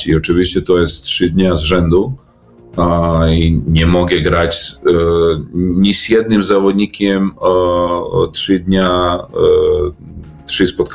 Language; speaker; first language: Polish; non-native, learner; Serbian